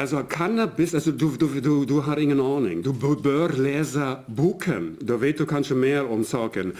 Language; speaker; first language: Swedish; non-native, fluent; German